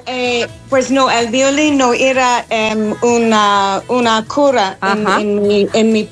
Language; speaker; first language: Spanish; non-native, fluent; English